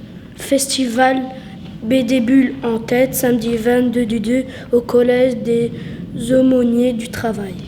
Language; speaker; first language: French; native; French